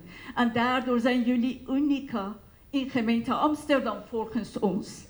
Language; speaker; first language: Dutch; non-native, fluent; Persian